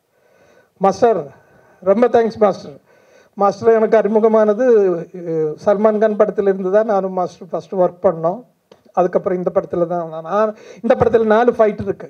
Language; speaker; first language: Tamil; non-native, fluent; Malayalam